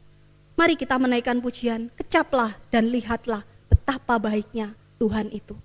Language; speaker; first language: Indonesian; native; Indonesian